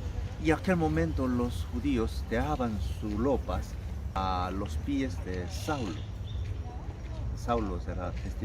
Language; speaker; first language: Spanish; non-native, learner; Korean